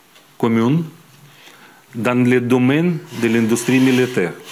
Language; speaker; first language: French; non-native, fluent; Ukrainian